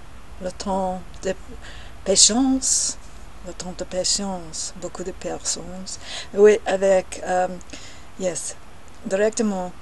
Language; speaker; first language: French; non-native, learner; English